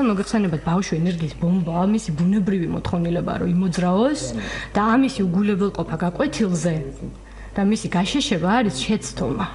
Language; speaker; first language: Georgian; native; Georgian